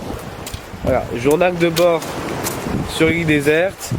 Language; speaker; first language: French; native; French